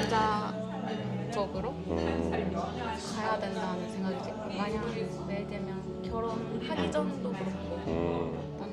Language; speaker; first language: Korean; non-native, learner; Japanese